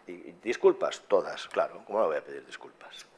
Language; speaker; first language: Spanish; native; Spanish